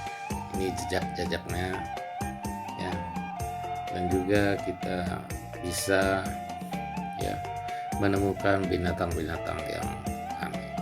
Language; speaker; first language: Indonesian; non-native, local second language; Minangkabau